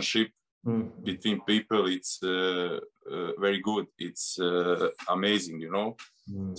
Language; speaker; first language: English; non-native, learner; Serbian